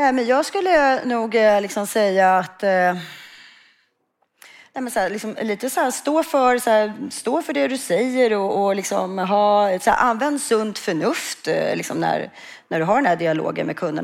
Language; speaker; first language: Swedish; native; Swedish